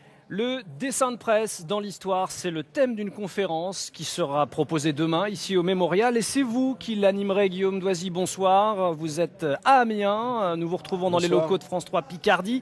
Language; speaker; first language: French; native; French